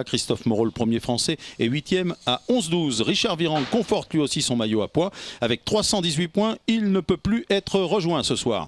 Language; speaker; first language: French; native; French